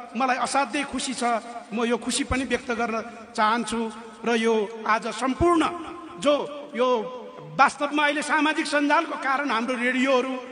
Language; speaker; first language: Nepali; non-native, local second language; Eastern Tamang